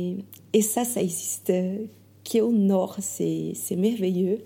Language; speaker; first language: French; non-native, fluent; Portuguese